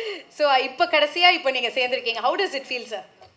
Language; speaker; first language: Tamil; native; Tamil